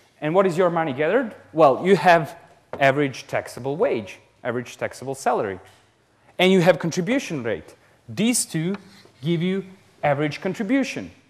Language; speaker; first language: English; non-native, fluent; Serbian